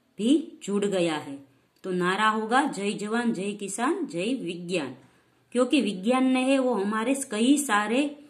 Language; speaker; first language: Hindi; non-native, local second language; Gujarati